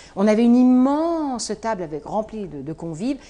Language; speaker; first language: French; native; French